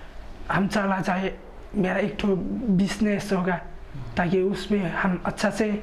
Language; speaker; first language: Hindi; non-native, local second language; Khasi